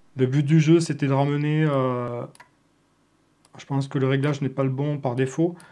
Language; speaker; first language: French; native; French